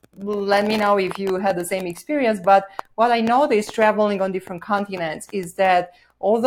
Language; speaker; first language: English; non-native, fluent; Romanian